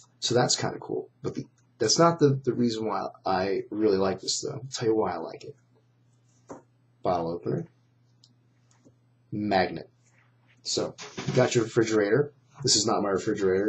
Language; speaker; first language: English; native; English